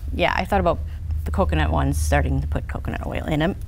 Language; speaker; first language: English; native; English